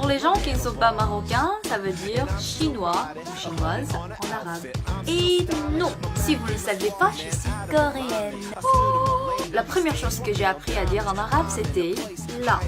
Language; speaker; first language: French; non-native, fluent; Korean